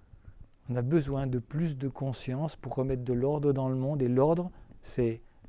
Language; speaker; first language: French; native; French